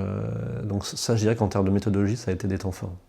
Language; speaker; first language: French; native; French